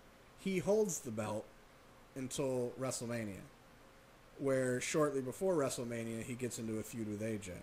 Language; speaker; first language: English; native; English